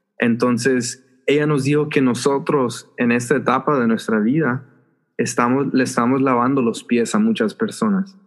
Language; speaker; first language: Spanish; early bilingual, heritage; Spanish